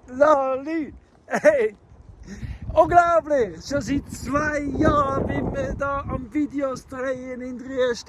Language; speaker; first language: German; non-native, fluent; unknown